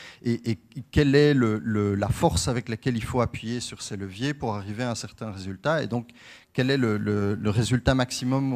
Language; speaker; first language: French; native; French